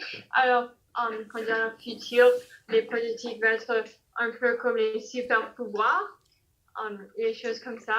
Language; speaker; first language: French; non-native, learner; English